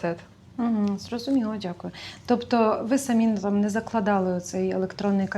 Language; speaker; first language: Ukrainian; native; Ukrainian